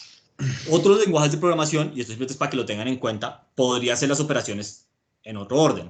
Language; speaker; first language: Spanish; native; Spanish